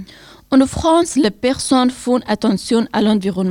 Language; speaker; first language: French; non-native, learner; Persian